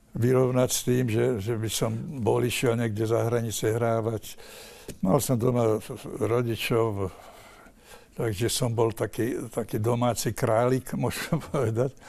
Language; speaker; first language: Slovak; native; Slovak